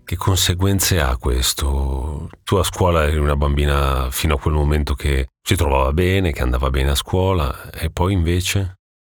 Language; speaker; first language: Italian; native; Italian